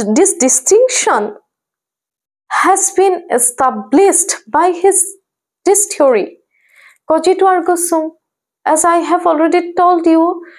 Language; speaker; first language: English; non-native, local second language; Assamese